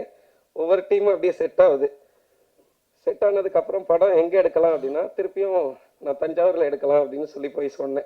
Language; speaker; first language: Tamil; native; Tamil